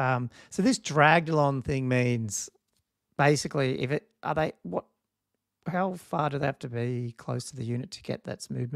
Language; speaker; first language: English; native; English